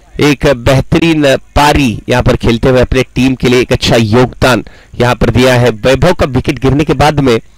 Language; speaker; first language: Hindi; non-native, local second language; Marathi